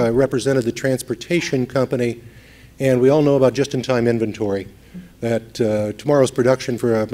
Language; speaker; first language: English; native; English